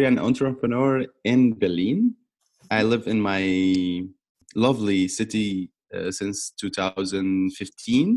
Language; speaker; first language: English; non-native, learner; Arabic